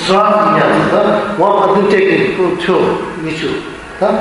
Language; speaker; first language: Russian; non-native, learner; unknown